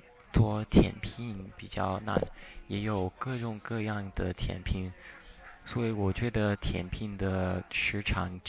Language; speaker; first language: Chinese; non-native, fluent; English